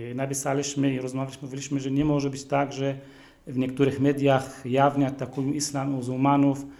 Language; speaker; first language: Polish; non-native, fluent; Arabic